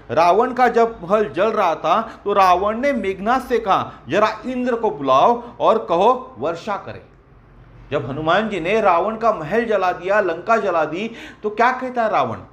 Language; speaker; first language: Hindi; non-native, local second language; Marathi